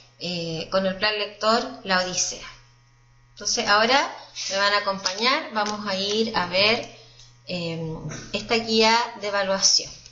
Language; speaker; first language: Spanish; native; Spanish